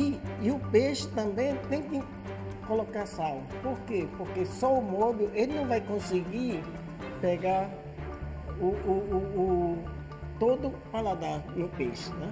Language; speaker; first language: Portuguese; non-native, fluent; Japanese